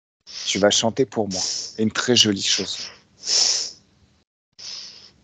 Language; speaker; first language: French; native; French